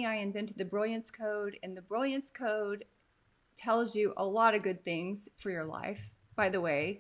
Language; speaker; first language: English; native; English